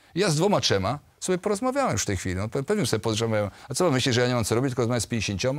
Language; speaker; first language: Polish; native; Polish